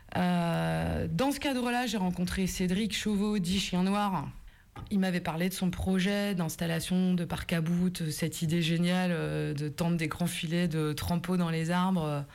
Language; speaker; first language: French; native; French